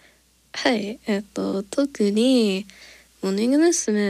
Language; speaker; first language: Japanese; non-native, learner; English